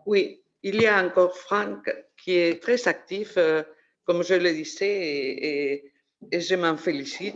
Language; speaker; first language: French; non-native, fluent; Spanish